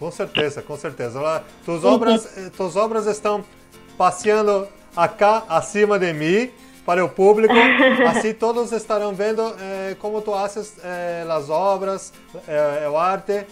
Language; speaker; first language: Spanish; non-native, learner; Portuguese